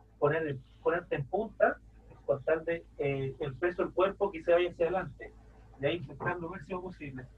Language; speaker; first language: Spanish; native; Spanish